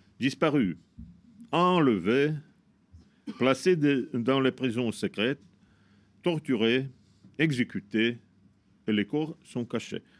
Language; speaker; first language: French; non-native, fluent; Russian